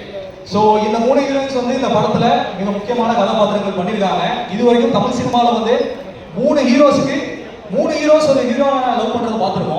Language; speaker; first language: Tamil; native; Tamil